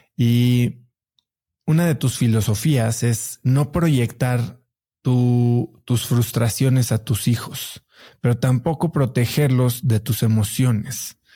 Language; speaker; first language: Spanish; native; Spanish